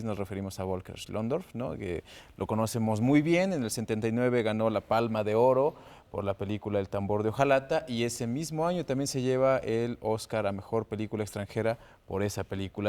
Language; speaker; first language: Spanish; native; Spanish